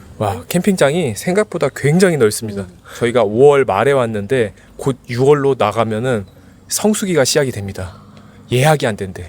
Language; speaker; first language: Korean; native; Korean